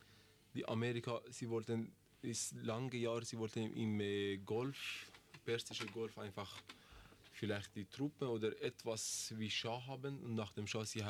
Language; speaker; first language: German; non-native, learner; Persian